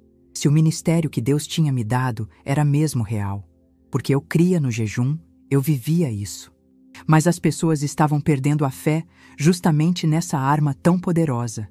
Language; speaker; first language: Portuguese; native; Portuguese